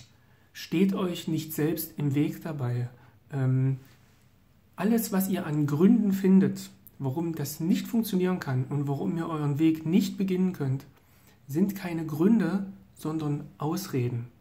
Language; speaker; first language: German; native; German